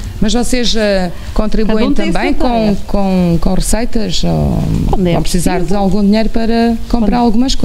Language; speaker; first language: Portuguese; native; Portuguese